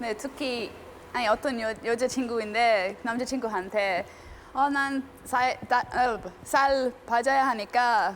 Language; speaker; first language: Korean; non-native, learner; English